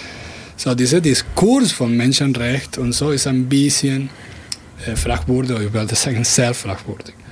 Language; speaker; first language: German; non-native, fluent; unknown